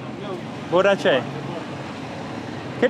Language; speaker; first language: Hindi; non-native, learner; English